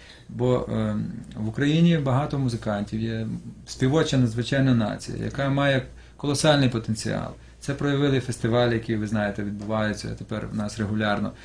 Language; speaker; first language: Ukrainian; native; Ukrainian